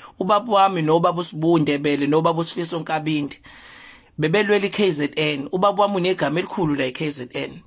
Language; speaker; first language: Zulu; native; Zulu